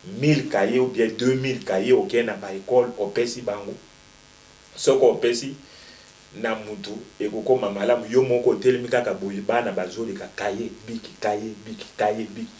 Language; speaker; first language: Lingala; native; Lingala